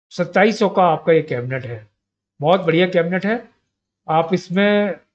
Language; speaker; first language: Hindi; native; Hindi